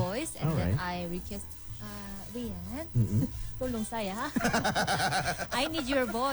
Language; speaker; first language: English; non-native, learner; Korean